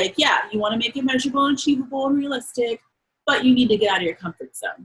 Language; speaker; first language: English; native; English